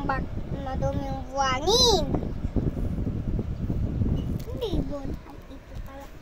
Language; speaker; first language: Filipino; native; Filipino